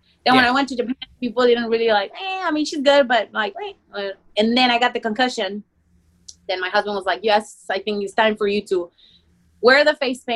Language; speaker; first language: English; non-native, fluent; Spanish